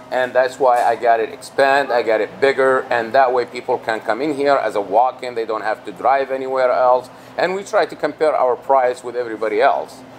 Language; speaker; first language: English; non-native, fluent; Arabic